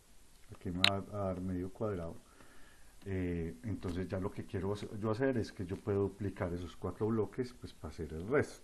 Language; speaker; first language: Spanish; native; Spanish